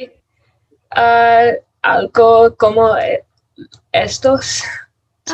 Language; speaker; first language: Spanish; non-native, learner; English